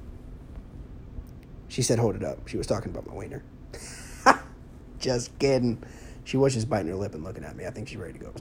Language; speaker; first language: English; native; English